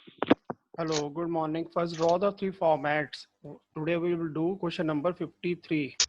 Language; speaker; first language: English; non-native, local second language; Hindi